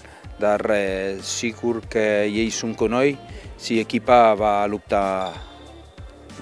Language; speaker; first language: Romanian; non-native, learner; Spanish